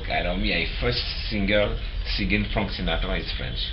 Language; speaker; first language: English; non-native, learner; French